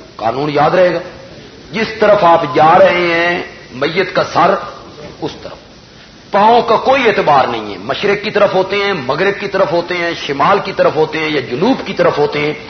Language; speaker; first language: Urdu; non-native, local second language; Punjabi